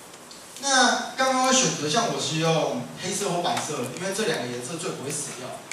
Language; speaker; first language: Chinese; native; Chinese